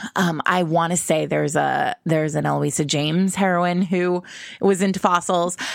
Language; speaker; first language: English; native; English